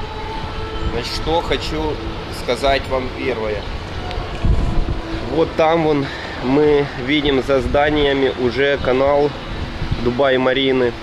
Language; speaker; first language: Russian; native; Russian